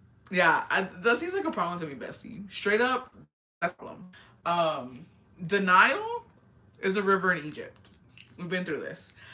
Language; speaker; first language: English; early bilingual, other home language; Spanish